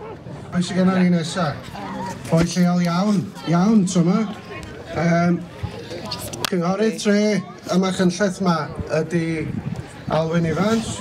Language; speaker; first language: Welsh; native; Welsh